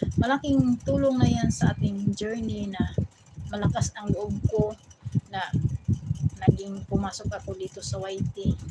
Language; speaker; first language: Filipino; non-native, local second language; Cebuano